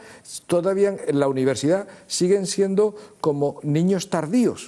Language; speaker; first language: Spanish; native; Spanish